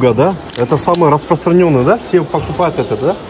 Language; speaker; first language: Russian; non-native, local second language; Kazakh